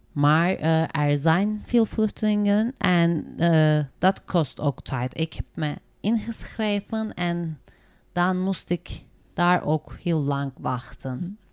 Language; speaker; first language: Dutch; non-native, learner; Turkish